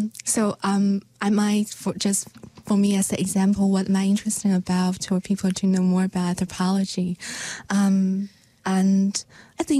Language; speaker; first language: English; non-native, learner; Chinese